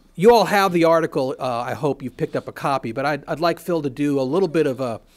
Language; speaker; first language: English; native; English